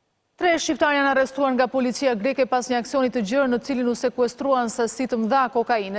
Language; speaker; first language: Albanian; native; Albanian